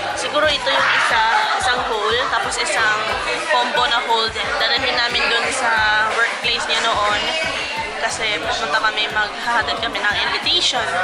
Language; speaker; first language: Filipino; non-native, local second language; Cebuano